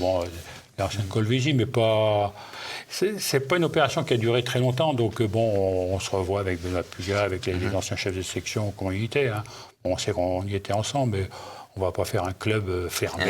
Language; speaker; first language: French; native; French